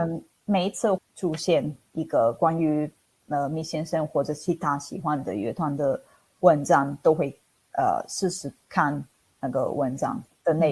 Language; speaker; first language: Chinese; non-native, fluent; Italian